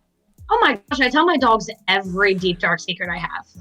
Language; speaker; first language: English; native; English